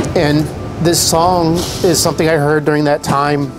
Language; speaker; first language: English; early bilingual, other home language; Spanish